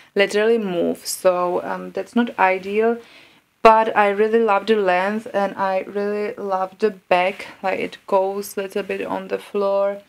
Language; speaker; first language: English; non-native, fluent; Czech